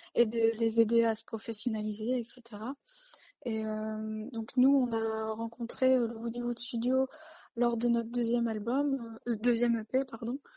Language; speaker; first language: French; native; French